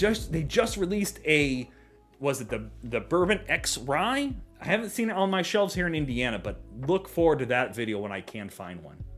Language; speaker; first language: English; native; English